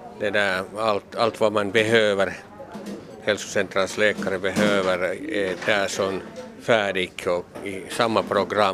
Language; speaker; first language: Swedish; non-native, local second language; Finnish